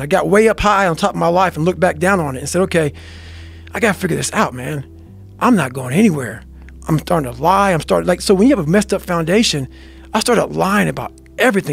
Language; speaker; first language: English; native; English